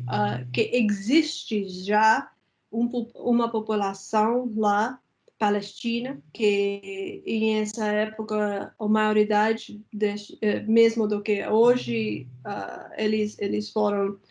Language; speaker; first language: Portuguese; non-native, fluent; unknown